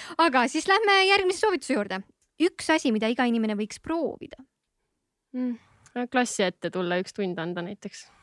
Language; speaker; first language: Estonian; native; Estonian